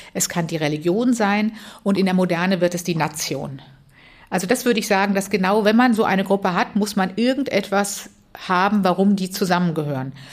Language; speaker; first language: German; native; German